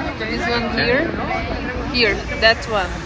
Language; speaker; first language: English; non-native, learner; Portuguese